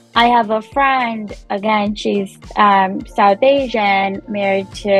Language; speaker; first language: English; non-native, local second language; Punjabi